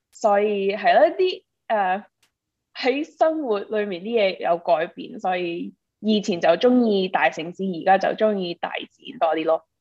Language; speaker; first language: Cantonese; early bilingual, heritage; Cantonese